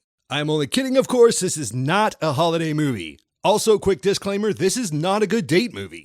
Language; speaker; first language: English; native; English